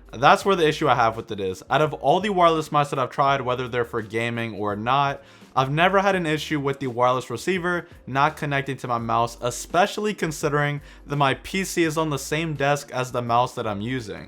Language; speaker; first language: English; native; English